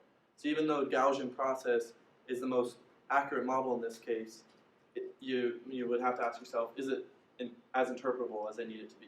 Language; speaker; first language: English; native; English